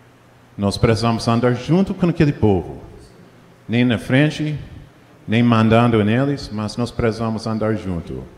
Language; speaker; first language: Portuguese; non-native, fluent; English